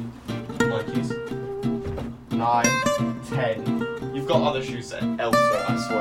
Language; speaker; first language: English; native; English